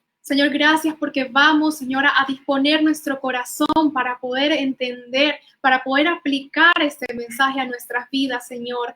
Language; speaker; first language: Spanish; native; Spanish